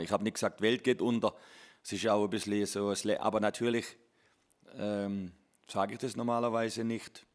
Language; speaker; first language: German; native; German